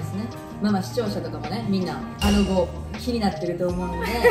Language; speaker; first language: Japanese; native; Japanese